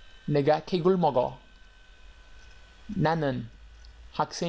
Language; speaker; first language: Korean; non-native, fluent; Portuguese